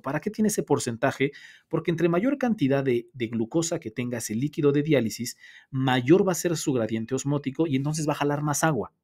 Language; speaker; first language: Spanish; native; Spanish